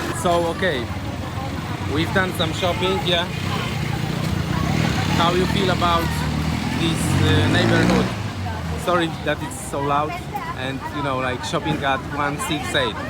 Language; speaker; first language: English; non-native, fluent; Polish